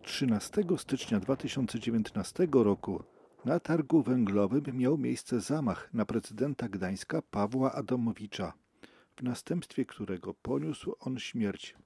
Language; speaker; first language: Polish; native; Polish